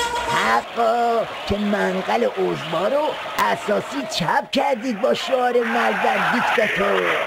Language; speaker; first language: Persian; native; Persian